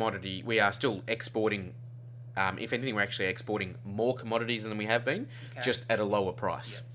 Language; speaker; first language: English; native; English